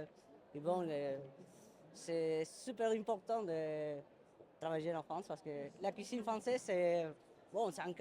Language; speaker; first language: French; non-native, learner; Spanish